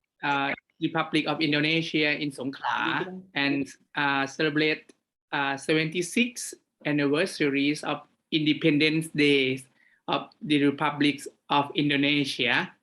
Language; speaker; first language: English; non-native, fluent; Thai